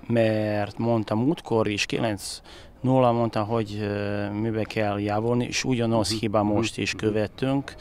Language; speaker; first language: Hungarian; non-native, learner; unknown